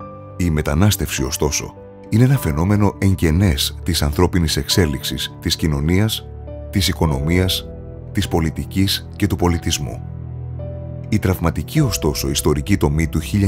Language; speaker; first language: Greek; native; Greek